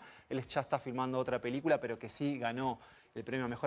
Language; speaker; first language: Spanish; native; Spanish